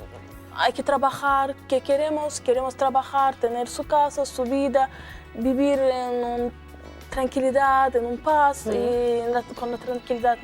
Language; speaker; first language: Spanish; non-native, learner; Azerbaijani